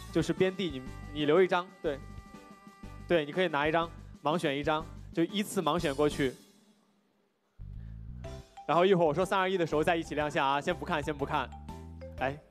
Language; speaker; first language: Chinese; native; Chinese